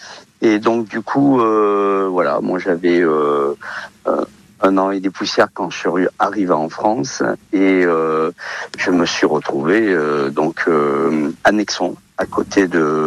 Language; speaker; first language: French; early bilingual, other home language; Portuguese